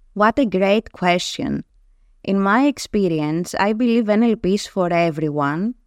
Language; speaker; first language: English; non-native, fluent; Greek